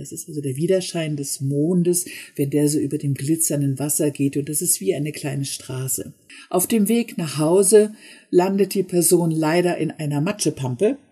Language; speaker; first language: German; native; German